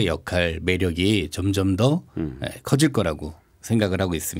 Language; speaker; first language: Korean; native; Korean